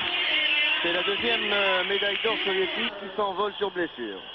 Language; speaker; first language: French; native; French